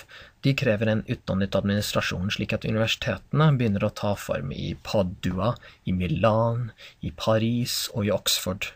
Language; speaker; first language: Norwegian; non-native, fluent; English